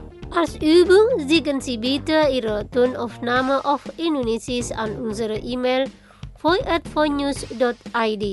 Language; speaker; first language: German; non-native, fluent; Indonesian